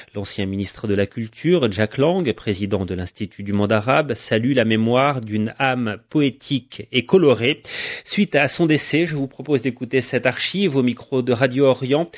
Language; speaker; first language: French; native; French